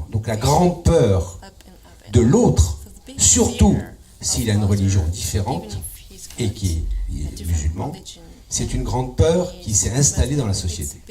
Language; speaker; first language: French; native; French